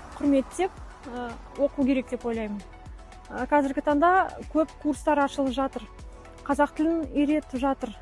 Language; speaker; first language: Kazakh; non-native, local second language; Russian